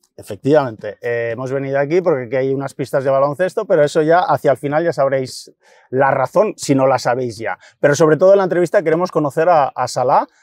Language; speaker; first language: Spanish; native; Spanish